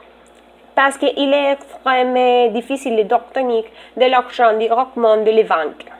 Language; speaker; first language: French; non-native, learner; Spanish